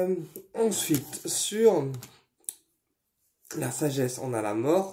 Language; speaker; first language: French; native; French